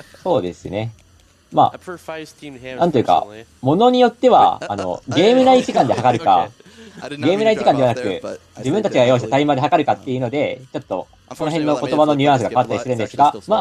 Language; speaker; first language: Japanese; native; Japanese